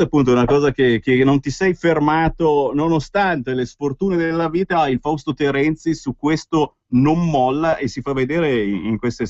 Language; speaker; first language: Italian; native; Italian